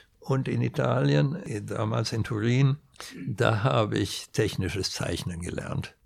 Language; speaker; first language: German; non-native, fluent; Swedish